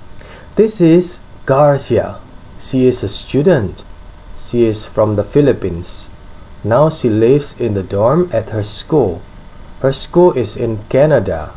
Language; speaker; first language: English; non-native, fluent; Indonesian